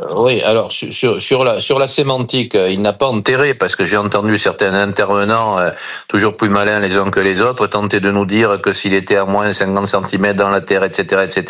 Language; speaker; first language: French; native; French